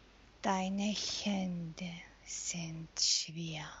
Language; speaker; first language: German; non-native, fluent; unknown